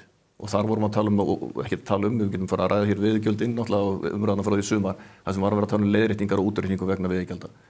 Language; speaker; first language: Icelandic; native; Icelandic